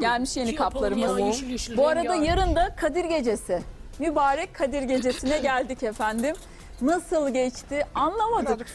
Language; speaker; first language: Turkish; native; Turkish